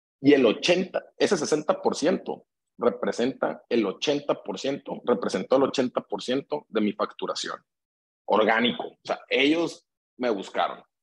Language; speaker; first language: Spanish; native; Spanish